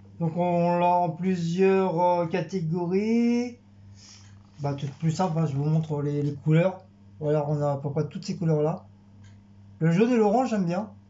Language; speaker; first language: French; native; French